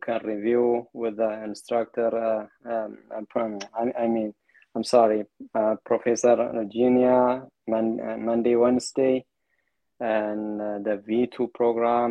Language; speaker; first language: English; non-native, fluent; Amharic